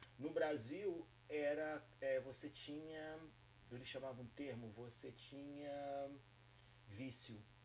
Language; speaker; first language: Portuguese; native; Portuguese